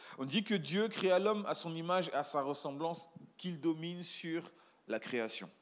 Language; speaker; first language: French; native; French